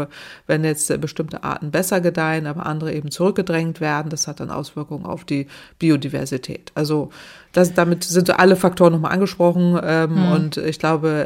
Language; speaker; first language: German; native; German